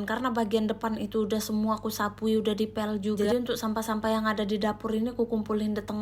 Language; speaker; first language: Indonesian; native; Indonesian